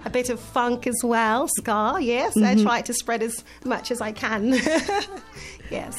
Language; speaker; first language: English; native; English